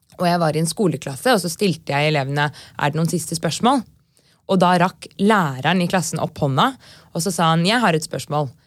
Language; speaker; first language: Norwegian; native; Norwegian